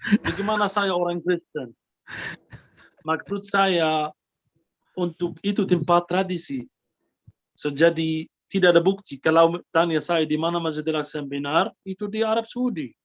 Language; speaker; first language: Indonesian; non-native, fluent; Arabic